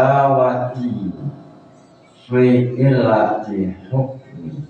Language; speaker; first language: Arabic; non-native, fluent; Indonesian